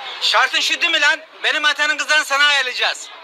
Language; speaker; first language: Turkish; native; Turkish